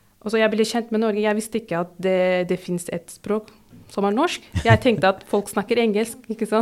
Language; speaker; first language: Norwegian; non-native, fluent; Turkish